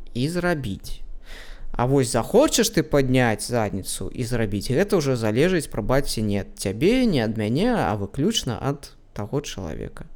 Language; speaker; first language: Belarusian; non-native, local second language; Russian